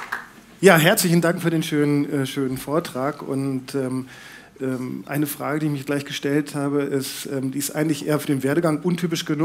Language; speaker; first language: German; native; German